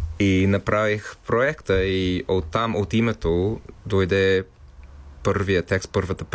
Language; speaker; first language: Bulgarian; non-native, fluent; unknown